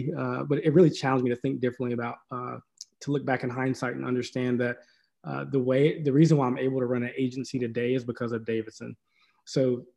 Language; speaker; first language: English; native; English